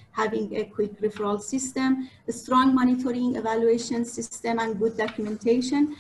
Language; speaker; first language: English; non-native, fluent; Persian